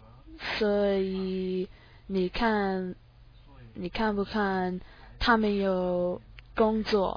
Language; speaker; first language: Chinese; non-native, learner; English